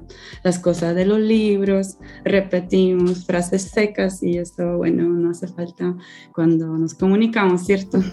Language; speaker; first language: Spanish; non-native, fluent; Polish